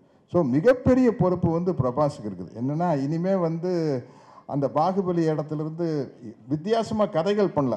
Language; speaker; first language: Tamil; native; Tamil